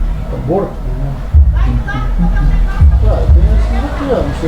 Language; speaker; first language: Portuguese; native; Portuguese